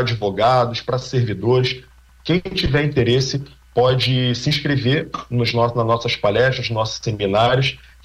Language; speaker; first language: Portuguese; native; Portuguese